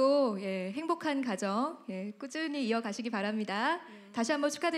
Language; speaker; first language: Korean; native; Korean